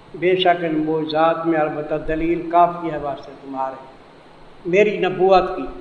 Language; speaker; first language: Urdu; non-native, local second language; Saraiki